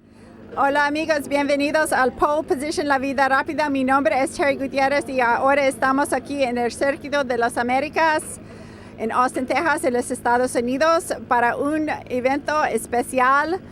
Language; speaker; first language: Spanish; non-native, learner; English